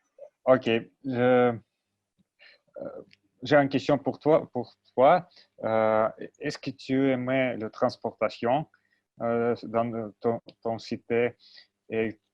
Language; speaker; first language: French; non-native, learner; Russian